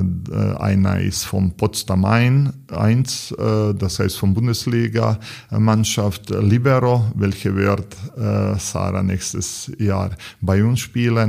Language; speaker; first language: German; non-native, learner; Serbian